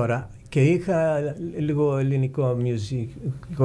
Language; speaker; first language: Greek; early bilingual, heritage; English